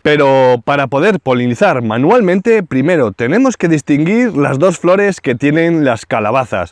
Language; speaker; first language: Spanish; native; Spanish